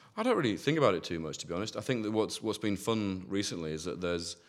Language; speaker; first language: English; native; English